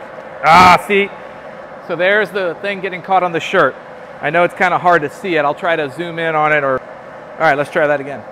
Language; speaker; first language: English; native; English